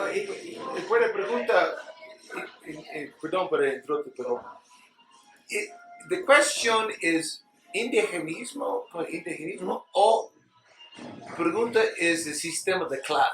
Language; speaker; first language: Spanish; non-native, learner; English